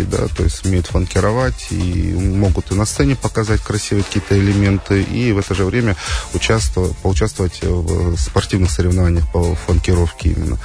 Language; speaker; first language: Russian; native; Russian